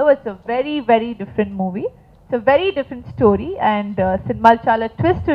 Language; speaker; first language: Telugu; non-native, fluent; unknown